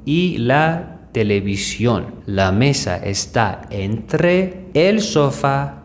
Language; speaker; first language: Spanish; non-native, fluent; Persian